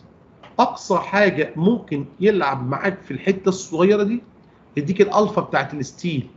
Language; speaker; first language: Arabic; native; Arabic